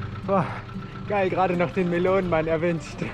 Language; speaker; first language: German; native; German